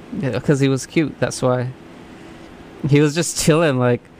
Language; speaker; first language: English; early bilingual, other home language; Spanish